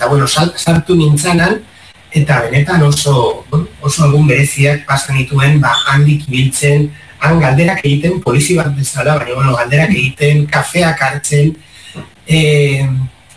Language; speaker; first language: Basque; non-native, local second language; Spanish